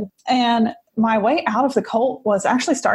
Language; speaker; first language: English; native; English